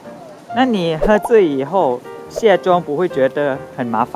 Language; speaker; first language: Chinese; non-native, fluent; Thai